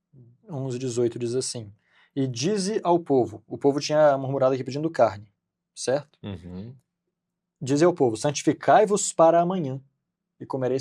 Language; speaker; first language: Portuguese; native; Portuguese